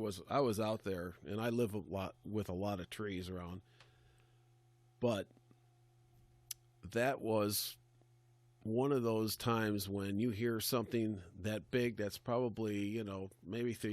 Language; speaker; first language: English; native; English